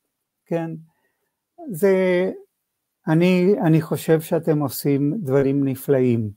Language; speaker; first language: Hebrew; non-native, fluent; Spanish